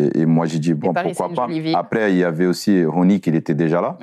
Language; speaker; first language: French; non-native, fluent; Portuguese